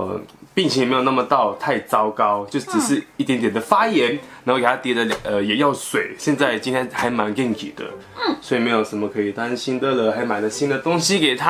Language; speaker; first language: Chinese; native; Chinese